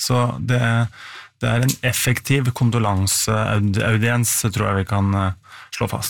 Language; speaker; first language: Norwegian; native; Norwegian